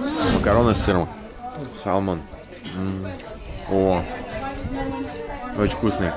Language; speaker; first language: Russian; native; Russian